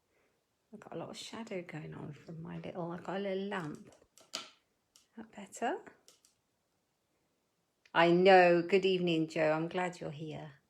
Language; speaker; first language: English; native; English